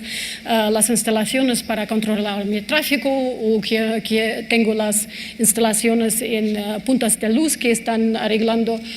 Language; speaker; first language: Spanish; non-native, fluent; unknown